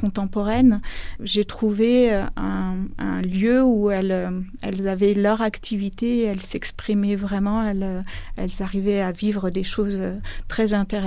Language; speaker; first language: French; native; French